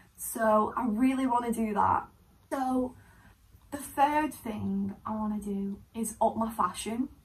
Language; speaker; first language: English; native; English